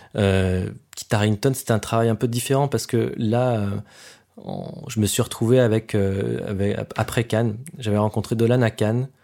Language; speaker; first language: French; native; French